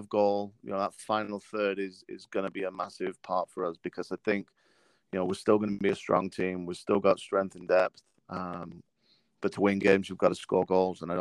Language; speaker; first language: English; native; English